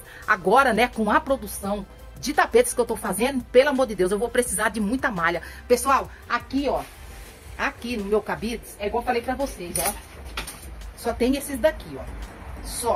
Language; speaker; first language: Portuguese; native; Portuguese